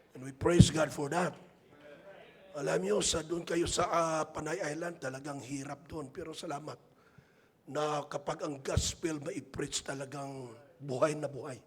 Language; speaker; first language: Filipino; non-native, local second language; Hiligaynon